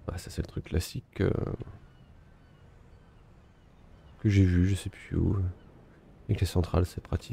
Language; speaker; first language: French; native; French